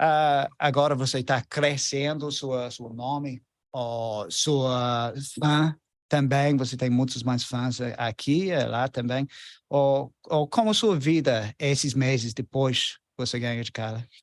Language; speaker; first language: Portuguese; non-native, learner; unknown